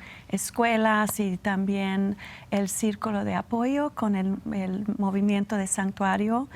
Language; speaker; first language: Spanish; non-native, fluent; English